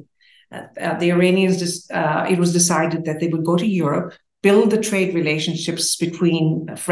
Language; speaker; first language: English; native; English